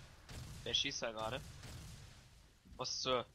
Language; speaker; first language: German; native; German